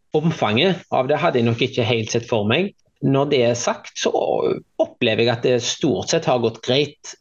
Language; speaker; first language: Norwegian; native; Norwegian